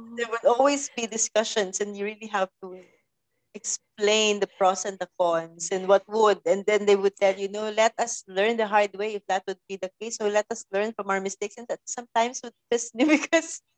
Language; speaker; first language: English; non-native, local second language; Filipino